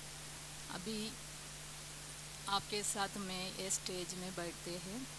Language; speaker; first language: Hindi; non-native, local second language; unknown